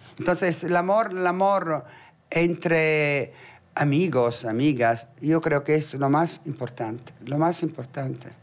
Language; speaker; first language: Spanish; non-native, fluent; Italian